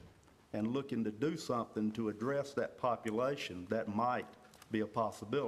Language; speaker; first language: English; native; English